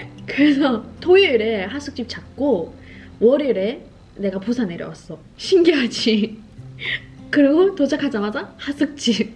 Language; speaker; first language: Korean; non-native, fluent; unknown